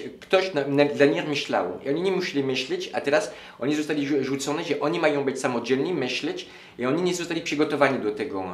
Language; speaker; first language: Polish; non-native, learner; French